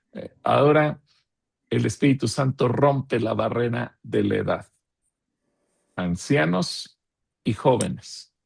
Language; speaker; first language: Spanish; native; Spanish